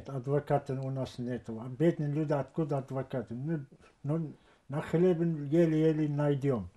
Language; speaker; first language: Russian; non-native, local second language; Tajik